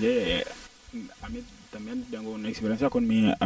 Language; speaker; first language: Spanish; non-native, learner; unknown